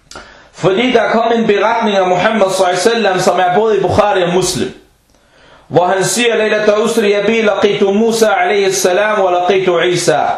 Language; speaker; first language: Danish; non-native, fluent; Arabic